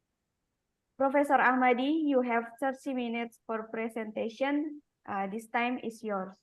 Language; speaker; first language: English; non-native, learner; Indonesian